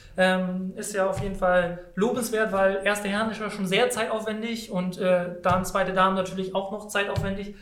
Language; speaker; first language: German; native; German